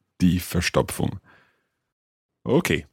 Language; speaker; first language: German; non-native, learner; English